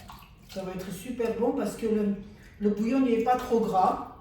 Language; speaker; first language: French; non-native, fluent; Armenian